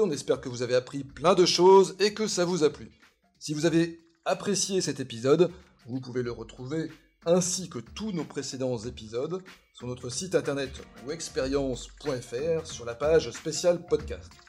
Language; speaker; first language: French; native; French